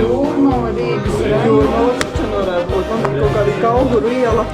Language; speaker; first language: Latvian; native; Latvian